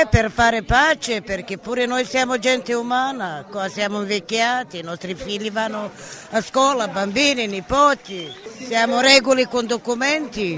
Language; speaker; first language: Italian; non-native, fluent; Romany